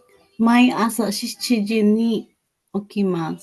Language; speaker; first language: Japanese; non-native, learner; Filipino